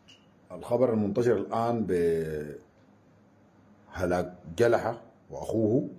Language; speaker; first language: Arabic; native; Arabic